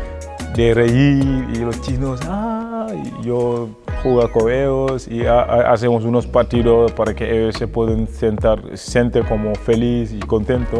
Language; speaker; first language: Spanish; non-native, fluent; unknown